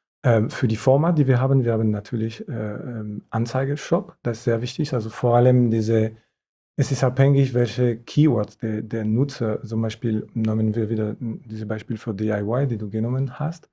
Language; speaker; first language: German; non-native, fluent; French